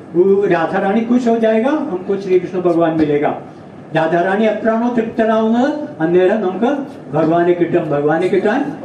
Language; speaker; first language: Hindi; non-native, local second language; Malayalam